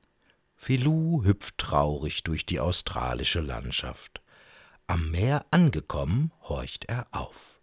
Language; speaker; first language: German; native; German